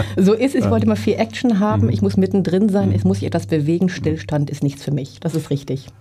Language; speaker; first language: German; native; German